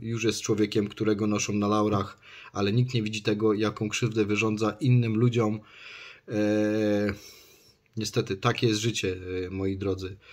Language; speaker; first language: Polish; native; Polish